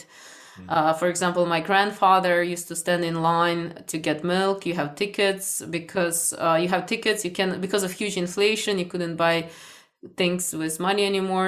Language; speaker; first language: English; non-native, fluent; Ukrainian